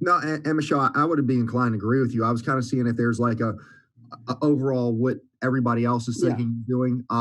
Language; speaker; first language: English; native; English